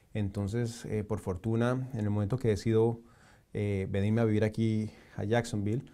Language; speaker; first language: Spanish; native; Spanish